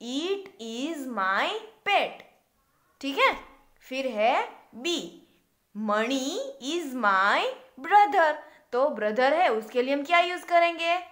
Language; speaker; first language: Hindi; non-native, local second language; Gujarati